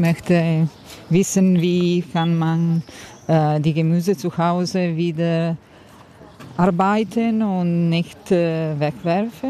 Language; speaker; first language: German; non-native, learner; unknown